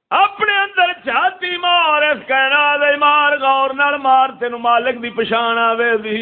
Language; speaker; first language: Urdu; non-native, local second language; Punjabi